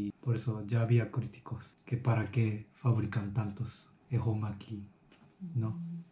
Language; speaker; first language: Spanish; non-native, learner; Japanese